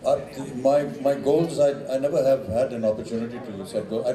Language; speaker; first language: English; non-native, local second language; Hindi